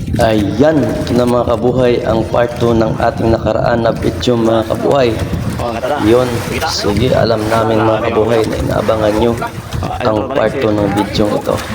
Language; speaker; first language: Filipino; non-native, local second language; Cebuano